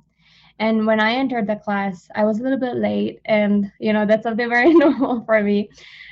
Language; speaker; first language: English; non-native, fluent; Divehi